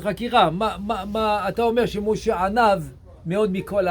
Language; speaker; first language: Hebrew; non-native, fluent; French